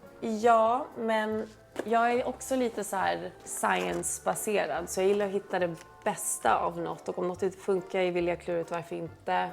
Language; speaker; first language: Swedish; early bilingual, heritage; Swedish